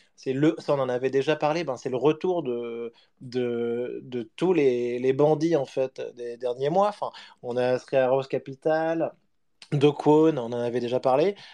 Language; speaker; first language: French; native; French